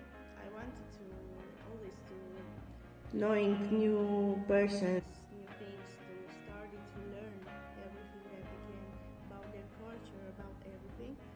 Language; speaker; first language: English; non-native, learner; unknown